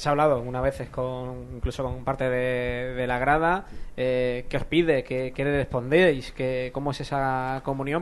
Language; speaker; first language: Spanish; native; Spanish